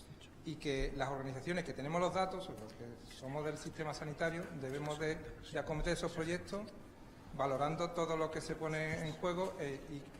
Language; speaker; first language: Spanish; native; Spanish